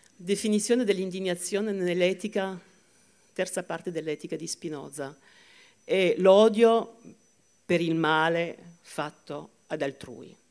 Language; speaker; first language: Italian; non-native, fluent; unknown